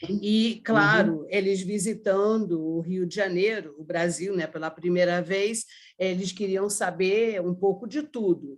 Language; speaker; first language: Portuguese; early bilingual, other home language; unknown